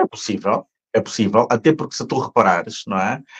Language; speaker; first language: Portuguese; native; Portuguese